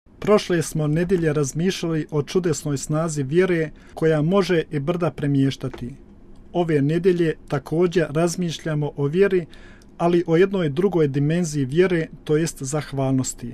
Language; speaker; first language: Croatian; native; Croatian